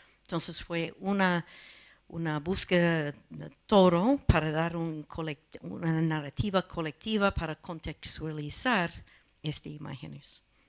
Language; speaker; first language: Spanish; non-native, learner; English